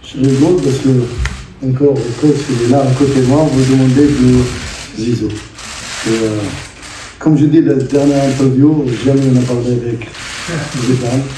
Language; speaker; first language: French; non-native, learner; Arabic